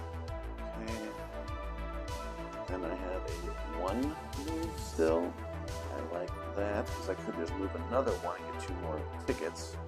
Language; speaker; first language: English; native; English